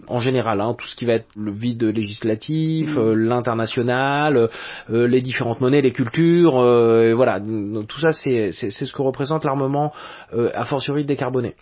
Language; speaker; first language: French; native; French